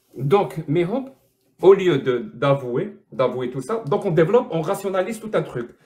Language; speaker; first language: French; non-native, local second language; Arabic